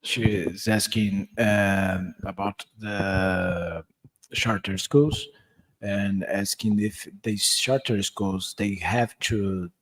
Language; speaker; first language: English; non-native, learner; Portuguese